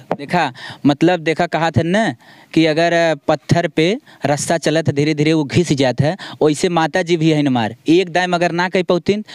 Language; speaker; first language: Bhojpuri; non-native, local second language; Awadhi